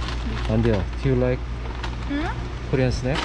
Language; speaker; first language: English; non-native, learner; Korean